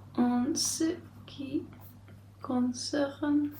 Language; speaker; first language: French; non-native, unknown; English